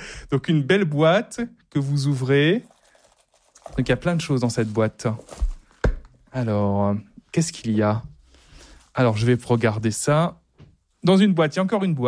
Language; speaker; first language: French; native; French